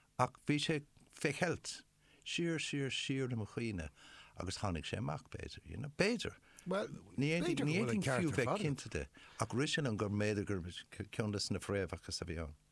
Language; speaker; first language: Irish; non-native, local second language; English